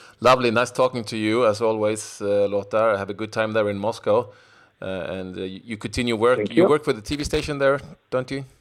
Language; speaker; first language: English; non-native, fluent; Swedish